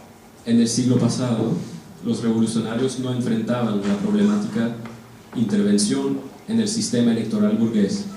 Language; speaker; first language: Spanish; non-native, fluent; French